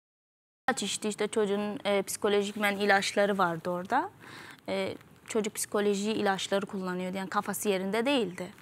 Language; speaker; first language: Turkish; native; Turkish